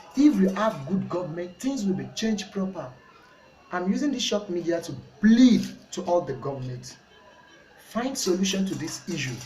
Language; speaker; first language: English; non-native, local second language; Yoruba